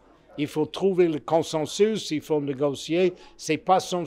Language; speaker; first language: French; non-native, fluent; English